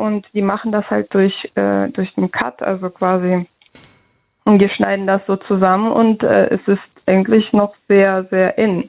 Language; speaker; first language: German; early bilingual, other home language; Russian